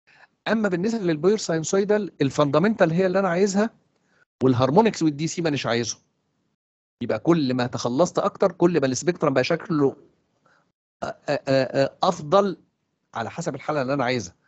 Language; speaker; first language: Arabic; native; Arabic